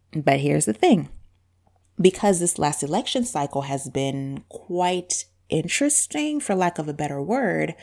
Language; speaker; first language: English; non-native, local second language; Bemba